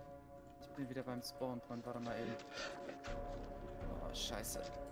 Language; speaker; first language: German; native; German